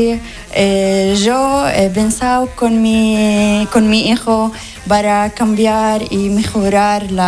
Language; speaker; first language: Spanish; non-native, learner; Arabic